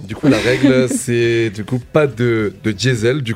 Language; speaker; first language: French; native; French